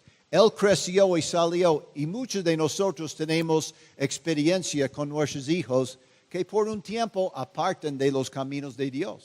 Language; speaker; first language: Spanish; non-native, fluent; English